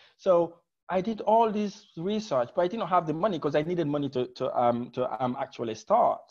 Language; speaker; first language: English; non-native, fluent; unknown